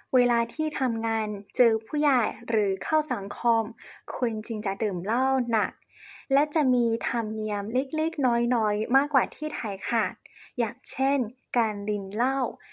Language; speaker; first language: Thai; non-native, fluent; Chinese